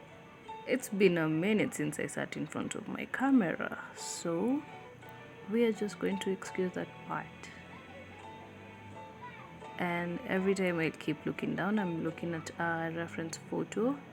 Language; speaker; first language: English; non-native, local second language; Swahili